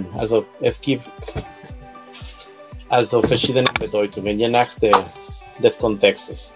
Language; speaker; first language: German; non-native, fluent; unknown